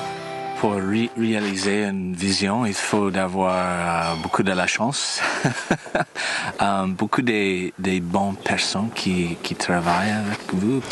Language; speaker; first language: French; non-native, learner; English